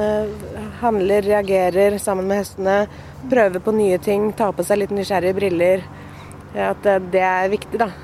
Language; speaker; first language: Norwegian; native; Norwegian